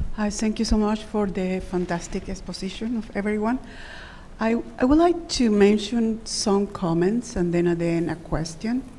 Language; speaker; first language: English; non-native, fluent; Spanish